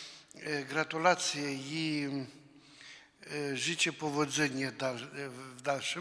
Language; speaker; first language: Polish; non-native, fluent; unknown